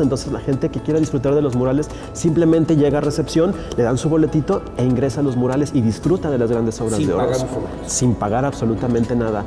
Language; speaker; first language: Spanish; native; Spanish